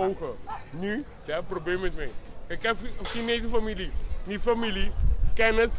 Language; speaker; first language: Dutch; non-native, learner; Papiamento